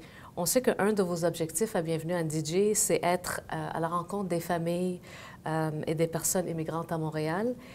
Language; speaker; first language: French; native; French